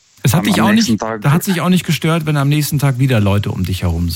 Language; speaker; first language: German; native; German